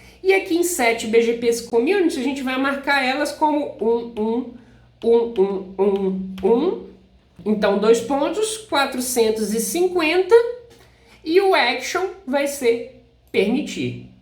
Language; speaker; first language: Portuguese; native; Portuguese